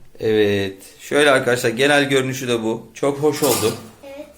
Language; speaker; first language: Turkish; native; Turkish